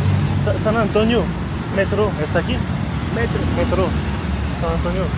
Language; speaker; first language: Spanish; non-native, learner; French